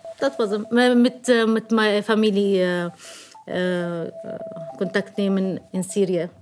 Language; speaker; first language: Dutch; non-native, learner; Arabic